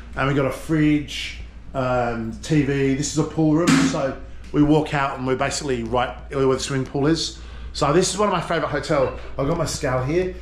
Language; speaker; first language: English; native; English